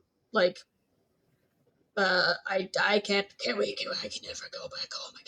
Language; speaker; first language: English; native; English